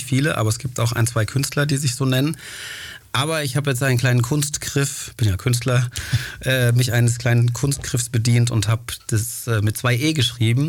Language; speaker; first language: German; early bilingual, other home language; Greek